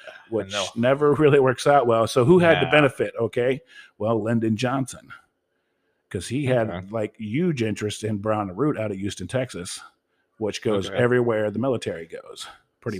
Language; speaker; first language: English; native; English